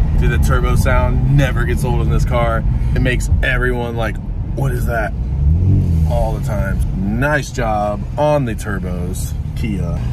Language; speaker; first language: English; native; English